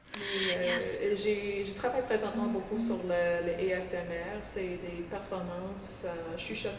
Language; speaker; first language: French; non-native, local second language; English